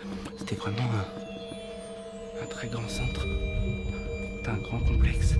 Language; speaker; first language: French; native; French